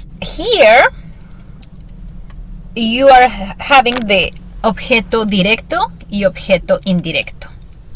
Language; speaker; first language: English; non-native, fluent; Spanish